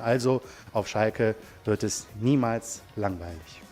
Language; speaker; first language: German; native; German